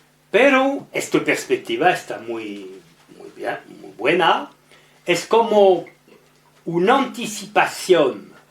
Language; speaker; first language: Spanish; non-native, learner; French